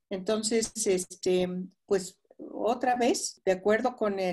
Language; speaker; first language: Spanish; non-native, fluent; English